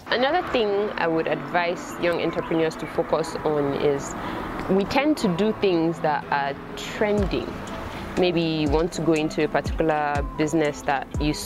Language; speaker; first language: English; non-native, local second language; Hausa